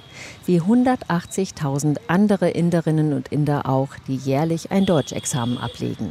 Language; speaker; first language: German; native; German